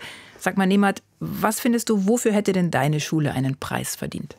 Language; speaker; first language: German; native; German